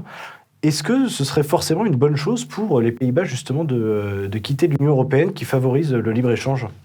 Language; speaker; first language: French; native; French